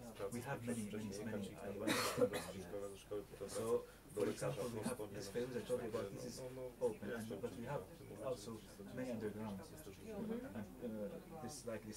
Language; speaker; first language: English; non-native, learner; Arabic